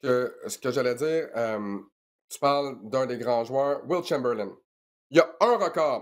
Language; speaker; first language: French; native; French